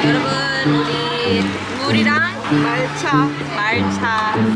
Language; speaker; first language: Korean; early bilingual, heritage; English